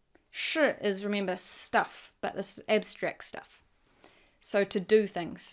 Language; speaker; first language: English; native; English